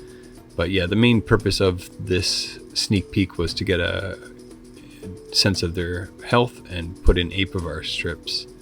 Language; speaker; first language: English; native; English